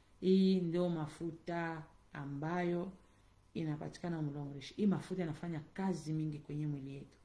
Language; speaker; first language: Swahili; native; Swahili